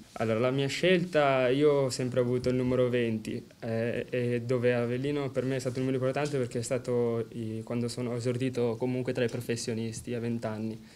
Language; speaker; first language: Italian; native; Italian